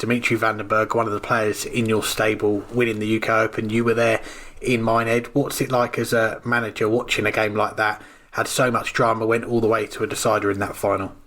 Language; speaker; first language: English; native; English